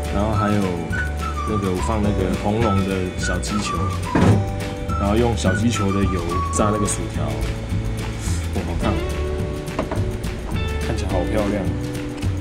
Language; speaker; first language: Chinese; native; Chinese